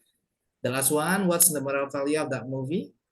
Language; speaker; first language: English; non-native, fluent; Indonesian